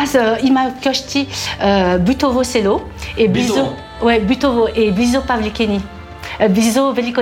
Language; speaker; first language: Bulgarian; non-native, learner; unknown